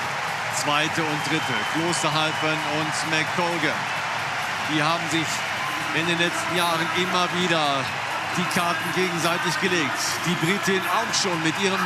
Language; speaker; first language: German; native; German